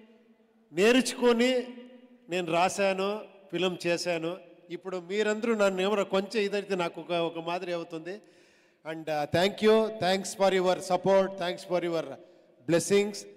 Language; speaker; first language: Telugu; non-native, local second language; Kannada